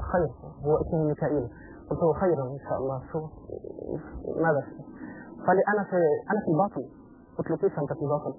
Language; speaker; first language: Arabic; non-native, fluent; French